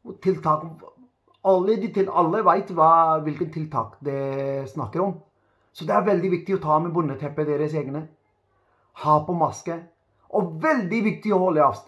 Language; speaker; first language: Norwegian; non-native, learner; Urdu